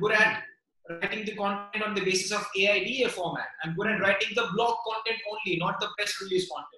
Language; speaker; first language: English; non-native, local second language; Gujarati